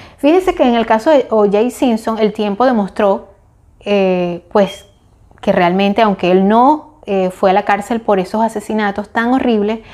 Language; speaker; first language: Spanish; native; Spanish